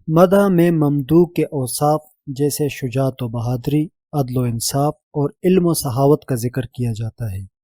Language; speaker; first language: Urdu; native; Urdu